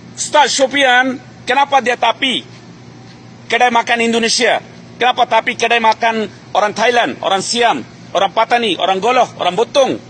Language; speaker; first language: Malay; non-native, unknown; Bangla